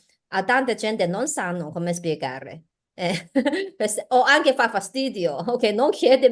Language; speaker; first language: Italian; non-native, learner; Chinese